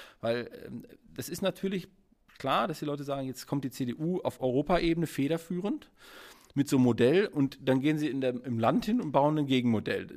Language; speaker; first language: German; native; German